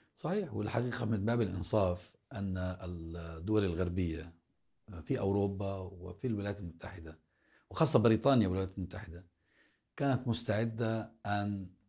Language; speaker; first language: Arabic; native; Arabic